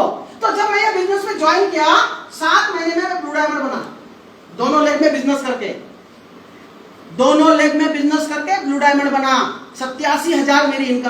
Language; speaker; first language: Hindi; non-native, local second language; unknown